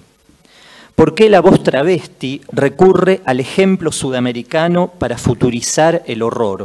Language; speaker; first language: Spanish; native; Spanish